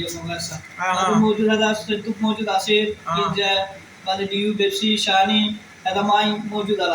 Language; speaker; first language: Arabic; non-native, learner; Bangla